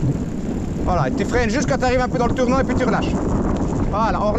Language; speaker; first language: French; native; French